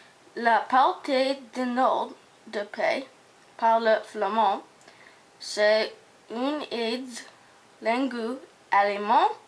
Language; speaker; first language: French; non-native, learner; English